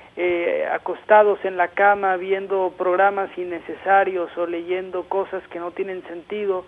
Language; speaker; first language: Spanish; native; Spanish